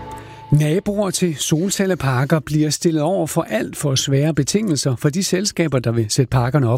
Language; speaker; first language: Danish; native; Danish